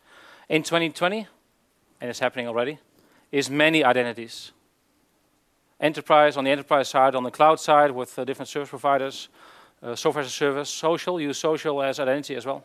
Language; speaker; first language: English; non-native, fluent; Dutch